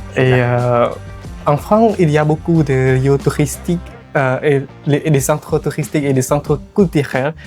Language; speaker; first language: French; non-native, fluent; Khmer